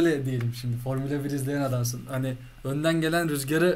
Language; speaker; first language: Turkish; native; Turkish